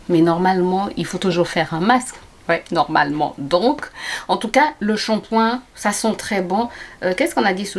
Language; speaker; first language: French; native; French